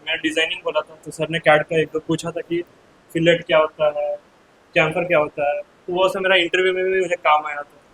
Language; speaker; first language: Hindi; non-native, local second language; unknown